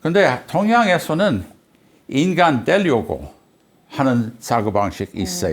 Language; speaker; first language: Korean; non-native, fluent; English